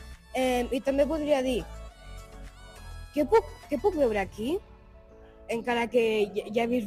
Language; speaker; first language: Catalan; native; Catalan